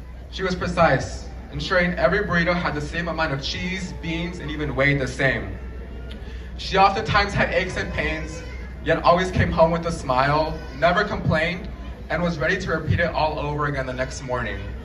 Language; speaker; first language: English; early bilingual, other home language; Spanish